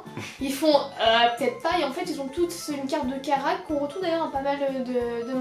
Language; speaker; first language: French; native; French